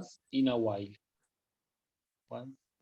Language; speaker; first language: English; non-native, learner; Spanish